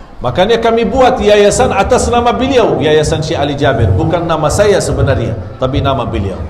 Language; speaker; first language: Indonesian; non-native, fluent; Arabic